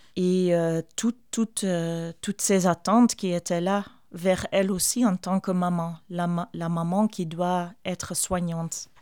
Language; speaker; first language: French; non-native, fluent; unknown